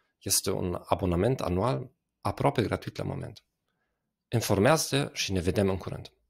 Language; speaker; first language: Romanian; non-native, fluent; German